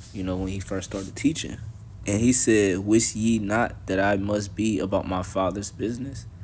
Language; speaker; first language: English; native; English